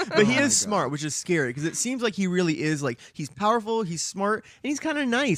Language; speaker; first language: English; native; English